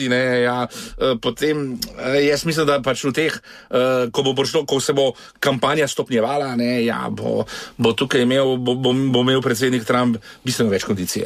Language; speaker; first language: Slovenian; native; Slovenian